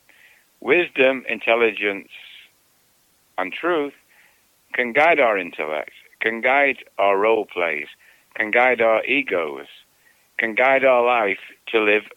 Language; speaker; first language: English; native; English